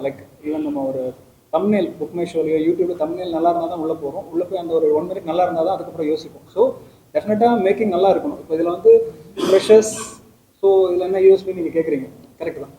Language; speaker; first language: Tamil; native; Tamil